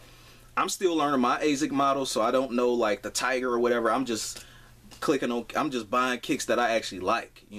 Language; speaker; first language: English; native; English